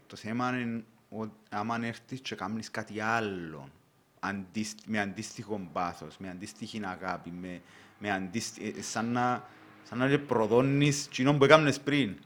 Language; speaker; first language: Greek; native; Greek